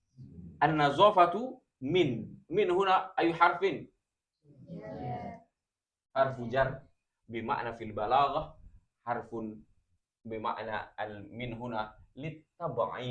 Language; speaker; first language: Arabic; non-native, fluent; Indonesian